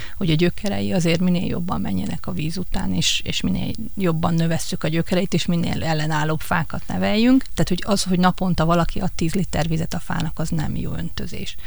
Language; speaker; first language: Hungarian; native; Hungarian